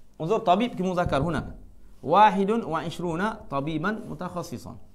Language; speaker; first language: Arabic; non-native, fluent; Malay